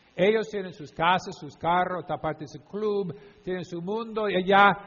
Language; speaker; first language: Spanish; non-native, fluent; English